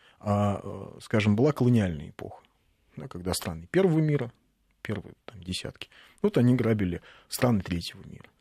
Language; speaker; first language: Russian; native; Russian